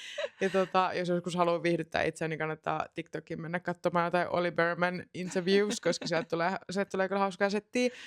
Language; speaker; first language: Finnish; native; Finnish